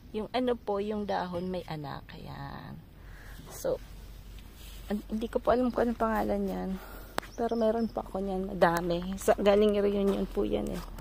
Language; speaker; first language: Filipino; non-native, local second language; Bikol